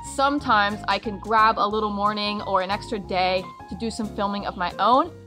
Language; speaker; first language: English; native; English